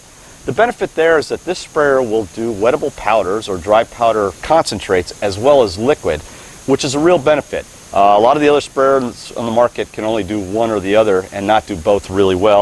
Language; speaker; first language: English; native; English